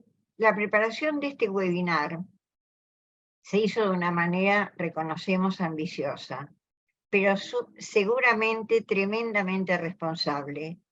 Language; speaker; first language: Spanish; native; Spanish